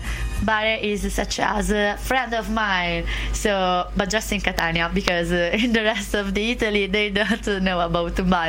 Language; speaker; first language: English; non-native, learner; Italian